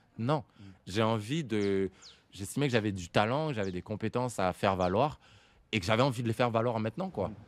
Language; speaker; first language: French; native; French